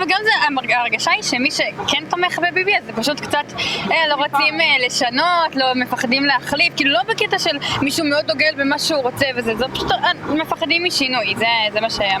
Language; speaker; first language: Hebrew; native; Hebrew